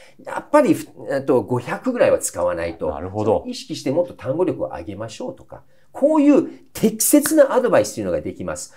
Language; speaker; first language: Japanese; non-native, fluent; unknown